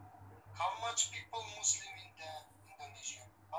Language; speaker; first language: English; non-native, learner; Romany